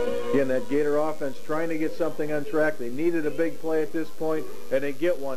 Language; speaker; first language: English; native; English